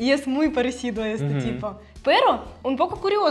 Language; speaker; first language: Spanish; non-native, fluent; Russian